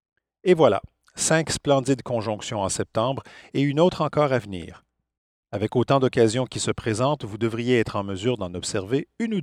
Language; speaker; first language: French; native; French